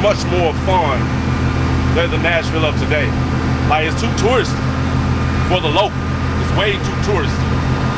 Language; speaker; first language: English; native; English